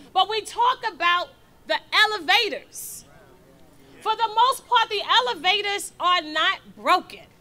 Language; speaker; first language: English; native; English